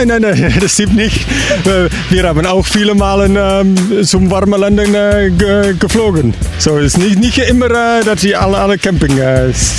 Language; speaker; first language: German; non-native, learner; Dutch